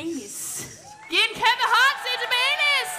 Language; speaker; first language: Danish; native; Danish